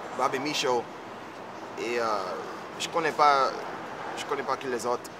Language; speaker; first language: French; non-native, fluent; English